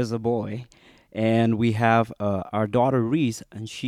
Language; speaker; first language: English; non-native, local second language; Khasi